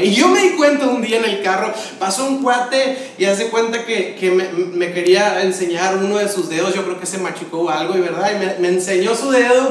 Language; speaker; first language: Spanish; native; Spanish